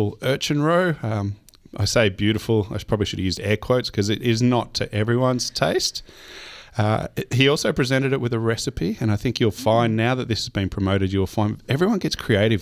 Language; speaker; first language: English; native; English